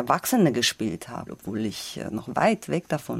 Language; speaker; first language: German; non-native, fluent; Persian